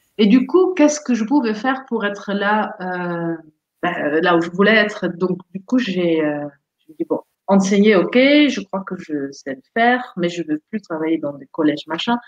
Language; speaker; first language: French; non-native, fluent; Dutch